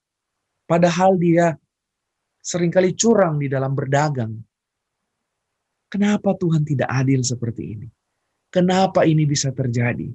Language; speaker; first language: Indonesian; native; Indonesian